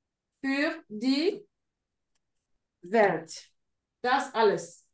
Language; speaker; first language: German; non-native, fluent; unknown